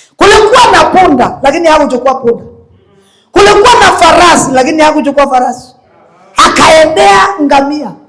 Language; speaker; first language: Swahili; non-native, local second language; Kalenjin